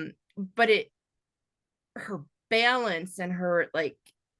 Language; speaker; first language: English; native; English